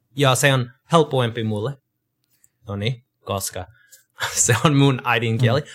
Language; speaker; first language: Finnish; non-native, learner; English